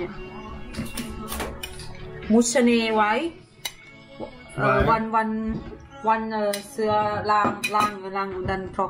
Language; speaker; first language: German; non-native, learner; Thai